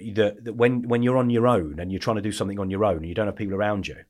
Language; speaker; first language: English; native; English